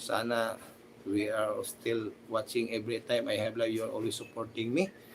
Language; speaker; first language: English; non-native, local second language; Filipino